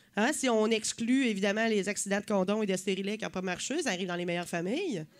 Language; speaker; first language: French; native; French